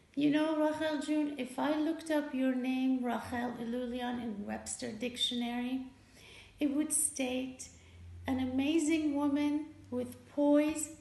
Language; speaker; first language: English; non-native, fluent; Persian